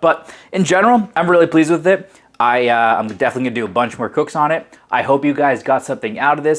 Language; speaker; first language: English; native; English